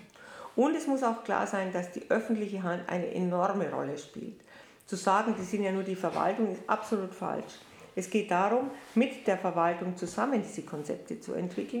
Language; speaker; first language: German; native; German